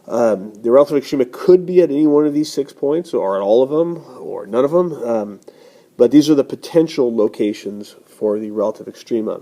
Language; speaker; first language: English; native; English